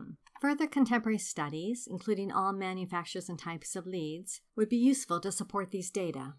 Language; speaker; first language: English; native; English